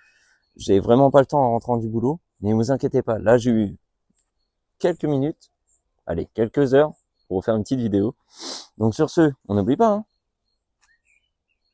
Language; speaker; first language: French; native; French